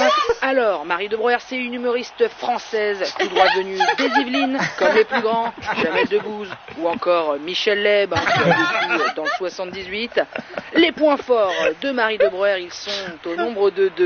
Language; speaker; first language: French; native; French